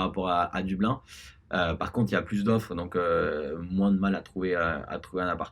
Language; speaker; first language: French; early bilingual, other home language; Spanish